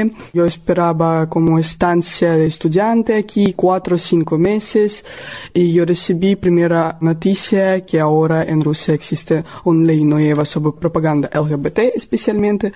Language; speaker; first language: Spanish; non-native, learner; Russian